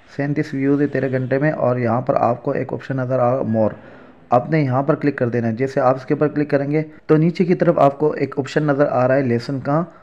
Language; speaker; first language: Urdu; native; Urdu